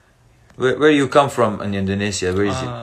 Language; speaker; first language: English; non-native, learner; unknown